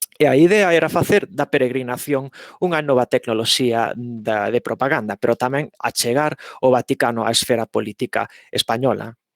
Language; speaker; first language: Galician; non-native, fluent; English